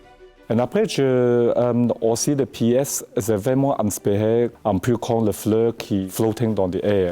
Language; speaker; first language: French; non-native, learner; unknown